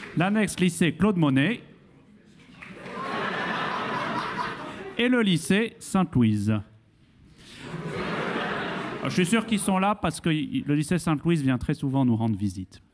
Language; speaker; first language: French; native; French